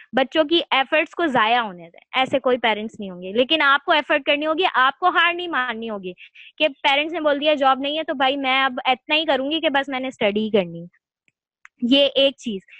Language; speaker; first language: Urdu; native; Urdu